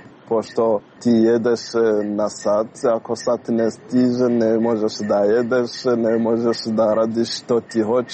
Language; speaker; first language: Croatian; non-native, learner; Rundi